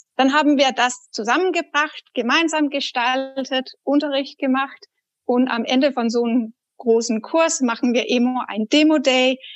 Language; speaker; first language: German; non-native, fluent; Danish